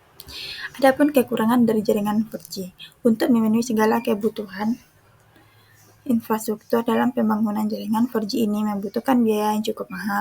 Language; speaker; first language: Indonesian; native; Indonesian